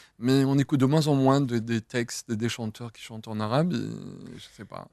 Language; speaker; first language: French; native; French